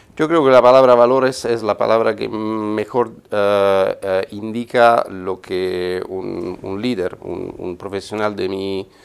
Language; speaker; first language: Spanish; non-native, fluent; Italian